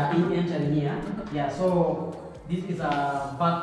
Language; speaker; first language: English; non-native, local second language; Swahili